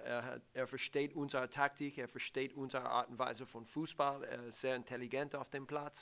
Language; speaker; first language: German; non-native, learner; English